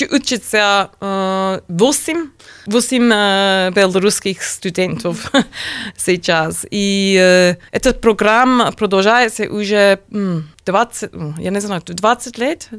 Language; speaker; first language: Russian; non-native, learner; English